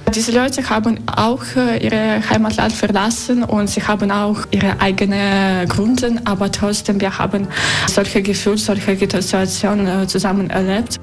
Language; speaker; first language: German; non-native, learner; Russian